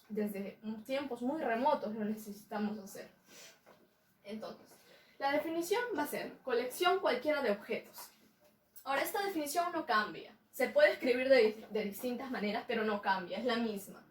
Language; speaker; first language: Spanish; native; Spanish